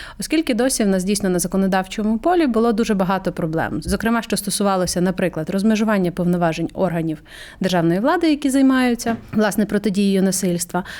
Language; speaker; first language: Ukrainian; native; Ukrainian